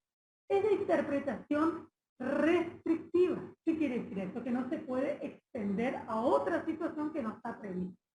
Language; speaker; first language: Spanish; native; Spanish